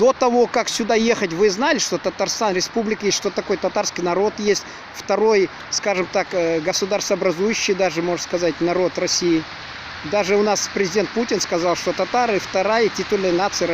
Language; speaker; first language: Russian; native; Russian